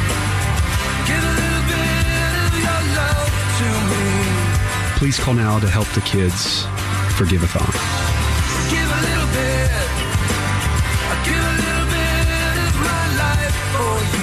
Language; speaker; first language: English; native; English